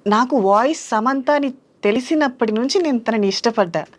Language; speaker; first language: Telugu; native; Telugu